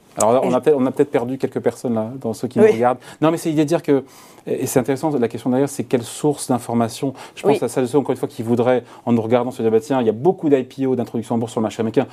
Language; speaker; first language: French; native; French